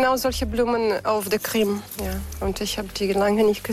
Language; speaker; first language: German; non-native, fluent; Russian